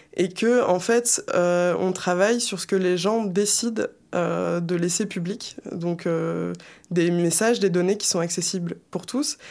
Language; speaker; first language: French; native; French